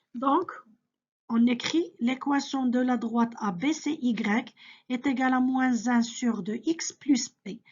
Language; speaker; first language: French; non-native, local second language; Arabic